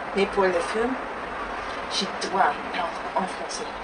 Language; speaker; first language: French; non-native, learner; English